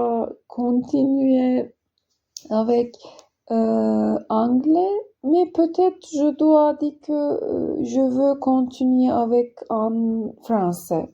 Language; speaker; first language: French; non-native, learner; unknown